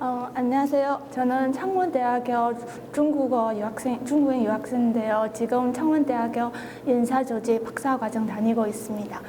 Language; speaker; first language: Korean; non-native, fluent; Chinese